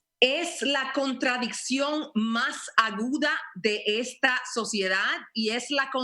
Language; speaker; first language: Spanish; early bilingual, heritage; Spanish